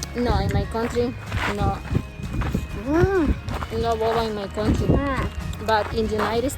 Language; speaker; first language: English; non-native, learner; Spanish